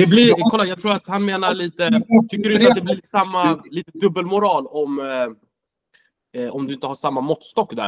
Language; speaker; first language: Swedish; native; Swedish